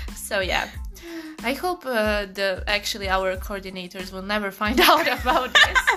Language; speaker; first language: English; non-native, fluent; Serbian